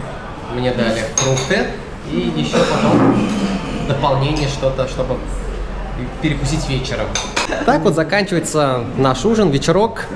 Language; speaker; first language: Russian; native; Russian